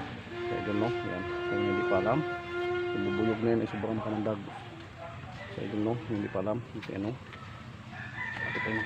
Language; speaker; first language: Filipino; native; Filipino